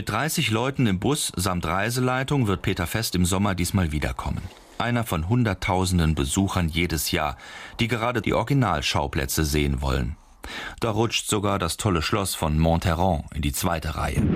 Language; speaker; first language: German; native; German